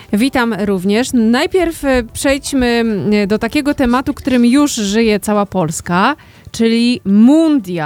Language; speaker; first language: Polish; native; Polish